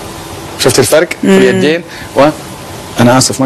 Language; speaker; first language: Arabic; native; Arabic